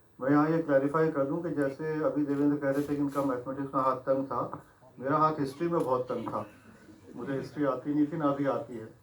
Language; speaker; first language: Hindi; native; Hindi